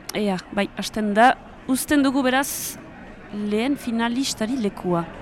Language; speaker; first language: Basque; native; Basque